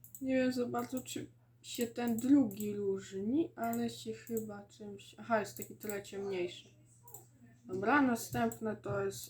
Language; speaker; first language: Polish; native; Polish